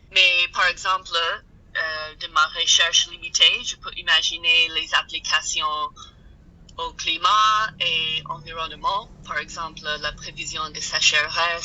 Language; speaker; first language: French; non-native, learner; English